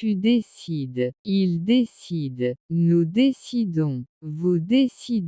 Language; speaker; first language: French; non-native, local second language; Arabic